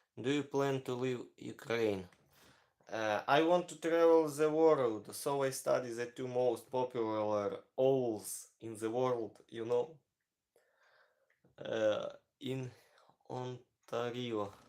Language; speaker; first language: English; non-native, learner; Ukrainian